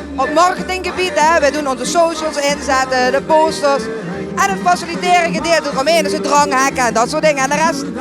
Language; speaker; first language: Dutch; native; Dutch